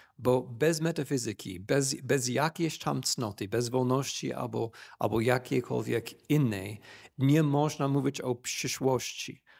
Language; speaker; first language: Polish; non-native, fluent; English